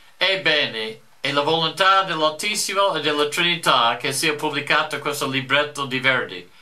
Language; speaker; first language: Italian; non-native, fluent; English